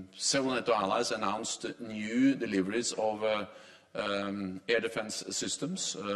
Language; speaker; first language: English; non-native, fluent; Norwegian